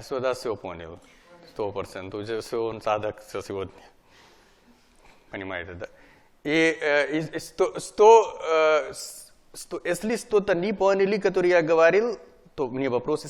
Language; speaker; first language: Russian; non-native, learner; Hindi